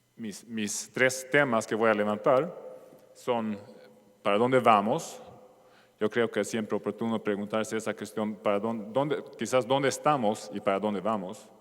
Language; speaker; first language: Spanish; non-native, fluent; Swedish